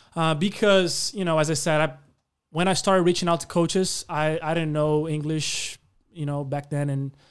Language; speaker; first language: English; non-native, fluent; Portuguese